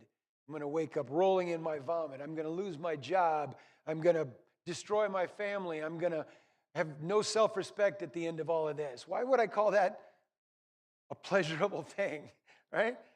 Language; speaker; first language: English; native; English